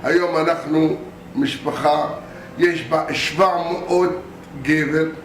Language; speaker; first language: Hebrew; non-native, local second language; Arabic